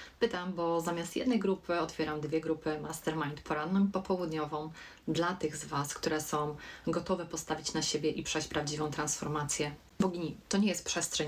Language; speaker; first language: Polish; native; Polish